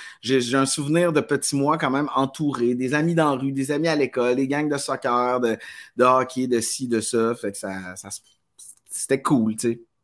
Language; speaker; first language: French; native; French